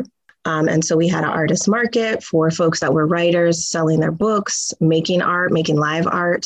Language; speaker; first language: English; native; English